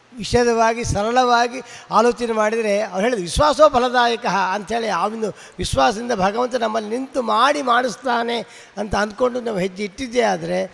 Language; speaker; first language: Kannada; native; Kannada